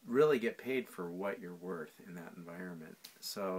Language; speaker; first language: English; native; English